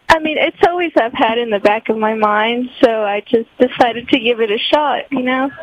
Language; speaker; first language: English; early bilingual, other home language; Spanish